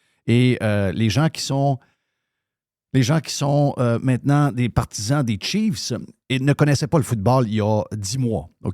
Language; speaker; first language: French; native; French